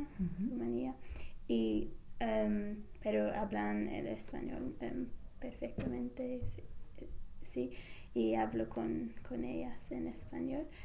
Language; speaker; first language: Spanish; non-native, fluent; English